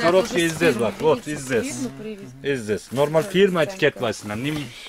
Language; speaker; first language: Russian; non-native, learner; Turkish